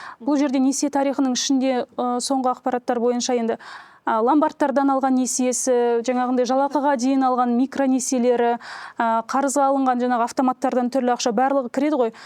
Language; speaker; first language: Kazakh; native; Kazakh